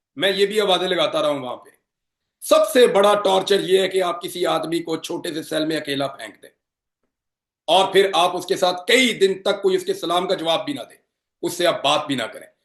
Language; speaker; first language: Urdu; non-native, local second language; Punjabi